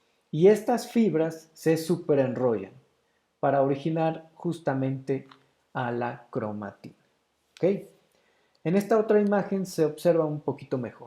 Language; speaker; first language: Spanish; native; Spanish